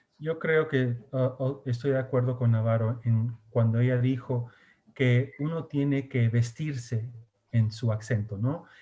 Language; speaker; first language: Spanish; early bilingual, heritage; Spanish